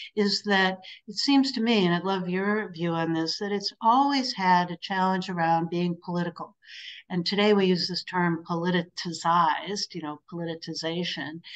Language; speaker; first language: English; native; English